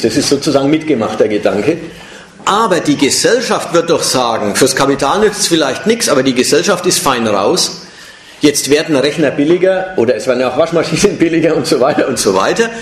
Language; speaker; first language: German; native; German